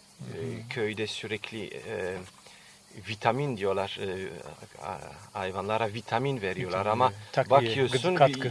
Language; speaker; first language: Turkish; non-native, fluent; French